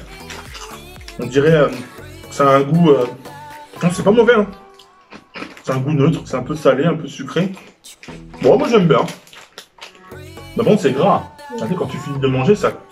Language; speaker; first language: French; native; French